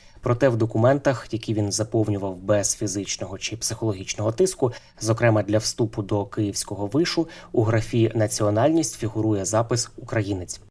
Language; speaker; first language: Ukrainian; native; Ukrainian